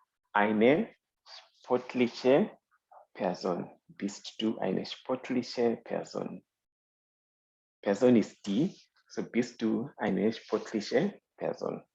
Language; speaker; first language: German; non-native, fluent; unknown